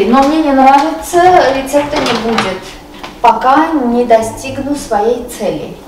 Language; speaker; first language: Russian; non-native, fluent; Armenian